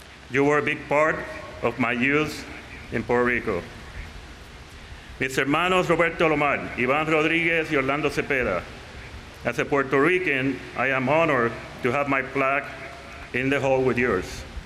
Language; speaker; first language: English; non-native, local second language; Spanish